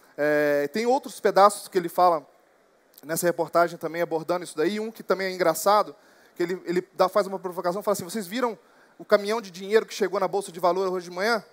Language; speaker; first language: Portuguese; native; Portuguese